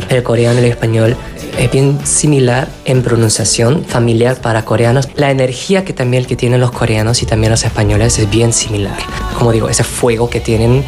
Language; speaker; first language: Spanish; non-native, fluent; Korean